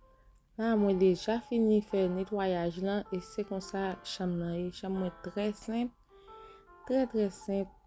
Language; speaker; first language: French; non-native, local second language; Haitian Creole